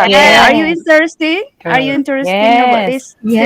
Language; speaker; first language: English; non-native, learner; Indonesian